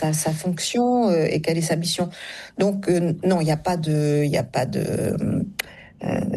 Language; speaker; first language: French; native; French